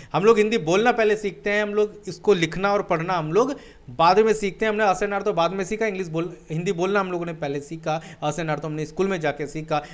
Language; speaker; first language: Hindi; native; Hindi